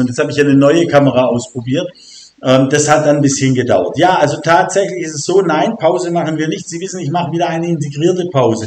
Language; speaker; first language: German; native; German